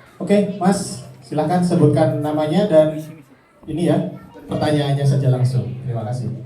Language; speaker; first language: Indonesian; native; Indonesian